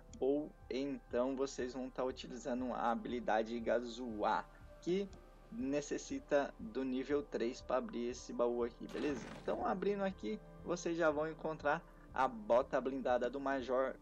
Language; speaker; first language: Portuguese; native; Portuguese